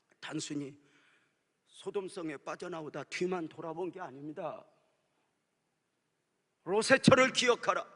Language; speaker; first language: Korean; native; Korean